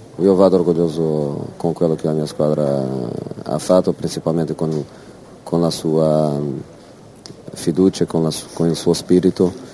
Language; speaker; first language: Italian; non-native, fluent; Portuguese